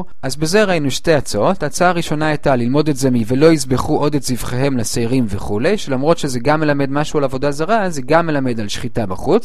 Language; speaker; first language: Hebrew; native; Hebrew